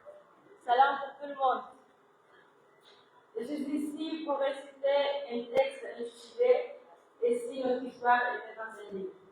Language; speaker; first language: French; non-native, local second language; Comorian